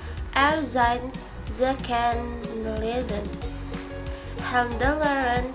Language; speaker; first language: Dutch; non-native, learner; Indonesian